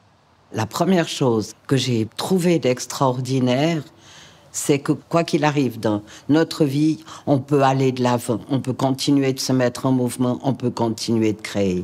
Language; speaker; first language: French; native; French